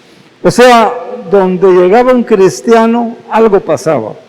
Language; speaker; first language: Spanish; native; Spanish